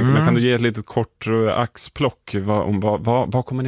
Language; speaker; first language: Swedish; native; Swedish